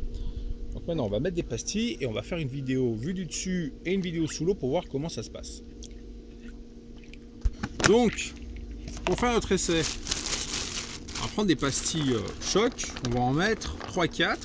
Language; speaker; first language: French; native; French